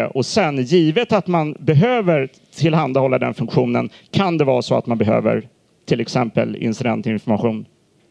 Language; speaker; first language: Swedish; native; Swedish